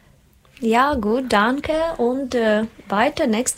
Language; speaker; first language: German; non-native, learner; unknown